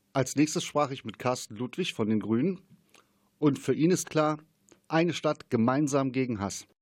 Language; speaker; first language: German; native; German